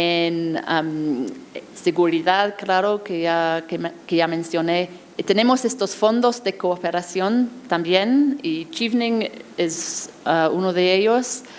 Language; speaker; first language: Spanish; non-native, fluent; English